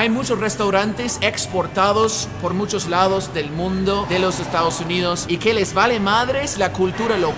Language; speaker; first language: Spanish; non-native, fluent; English